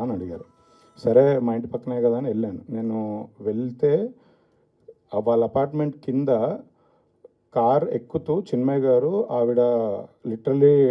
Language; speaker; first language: Telugu; native; Telugu